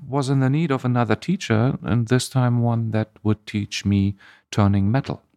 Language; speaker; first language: English; non-native, fluent; German